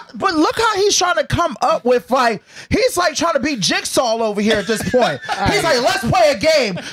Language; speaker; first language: English; native; English